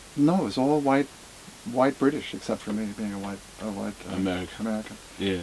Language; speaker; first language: English; native; English